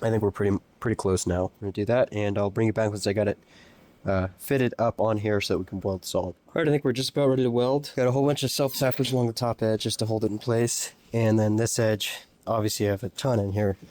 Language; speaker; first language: English; native; English